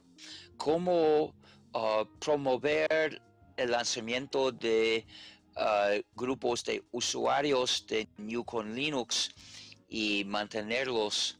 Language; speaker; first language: Spanish; non-native, fluent; English